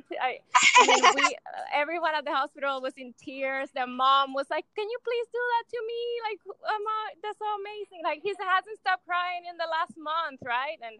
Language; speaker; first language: English; non-native, fluent; Spanish